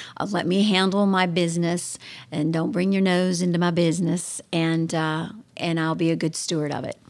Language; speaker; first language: English; native; English